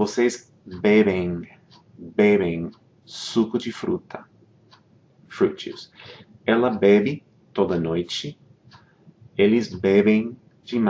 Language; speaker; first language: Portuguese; non-native, fluent; English